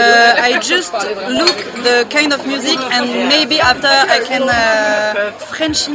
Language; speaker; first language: English; non-native, learner; French